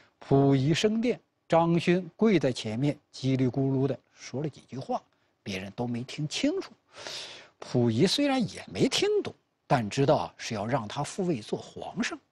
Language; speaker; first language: Chinese; native; Chinese